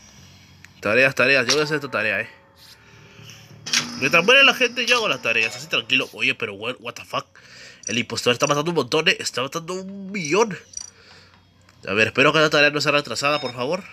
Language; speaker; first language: Spanish; native; Spanish